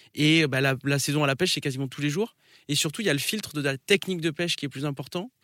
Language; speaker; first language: French; native; French